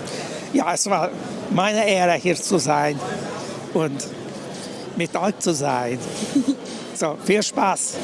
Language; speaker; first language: German; non-native, learner; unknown